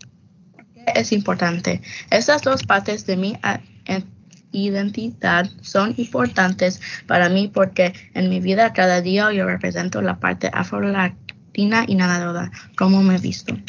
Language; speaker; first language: Spanish; early bilingual, heritage; Spanish